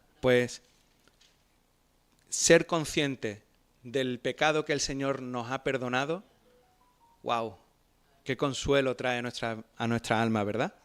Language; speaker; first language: Spanish; native; Spanish